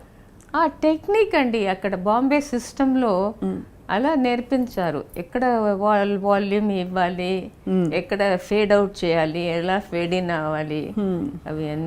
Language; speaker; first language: Telugu; non-native, local second language; Tamil